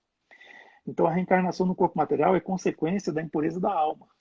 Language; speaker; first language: Portuguese; native; Portuguese